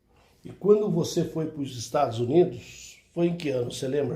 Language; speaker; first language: Portuguese; native; Portuguese